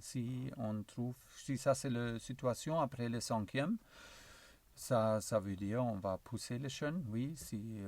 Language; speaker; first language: French; non-native, learner; German